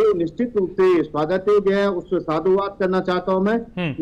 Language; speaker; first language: Hindi; native; Hindi